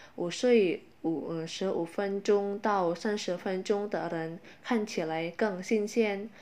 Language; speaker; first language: Chinese; non-native, fluent; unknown